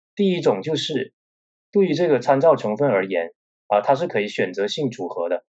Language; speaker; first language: Chinese; non-native, local second language; Min Nan Chinese